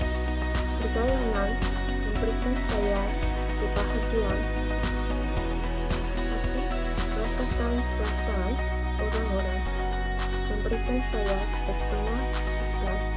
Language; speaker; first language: Indonesian; non-native, learner; Korean